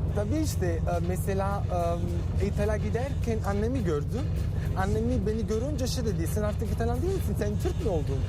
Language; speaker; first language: Turkish; non-native, fluent; Italian